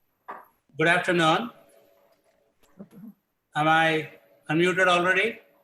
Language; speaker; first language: English; non-native, local second language; Tamil